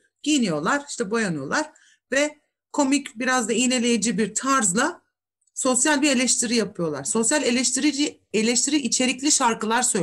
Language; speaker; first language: Turkish; native; Turkish